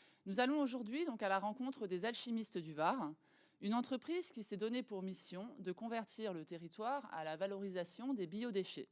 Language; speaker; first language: French; native; French